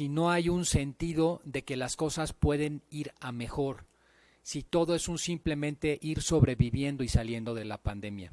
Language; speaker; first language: Spanish; native; Spanish